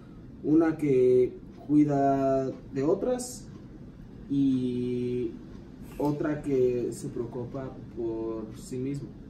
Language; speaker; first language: Spanish; non-native, learner; English